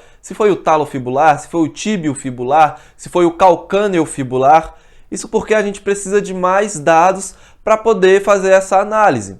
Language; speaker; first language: Portuguese; native; Portuguese